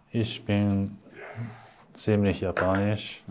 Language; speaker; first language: German; non-native, learner; Japanese